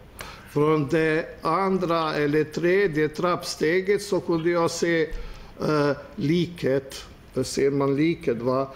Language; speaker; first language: Swedish; non-native, fluent; Albanian